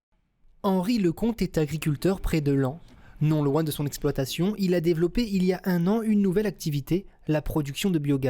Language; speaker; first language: French; native; French